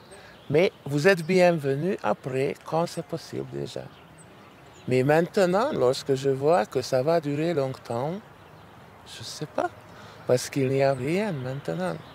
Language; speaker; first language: French; non-native, learner; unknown